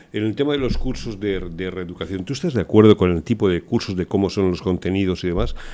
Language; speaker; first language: Spanish; early bilingual, heritage; Spanish